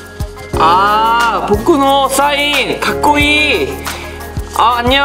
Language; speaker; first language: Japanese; non-native, learner; Korean